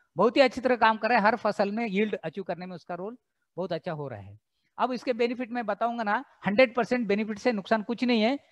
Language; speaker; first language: Hindi; non-native, local second language; Marathi